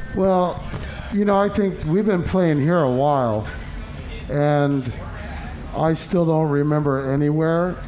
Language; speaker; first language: English; native; English